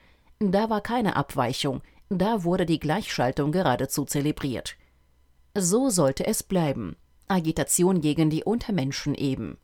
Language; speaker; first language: German; native; German